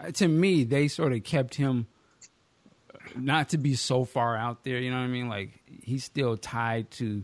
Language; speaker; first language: English; native; English